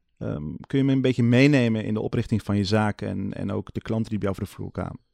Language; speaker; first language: Dutch; native; Dutch